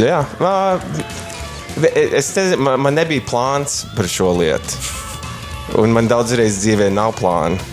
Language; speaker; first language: Latvian; early bilingual, heritage; Latvian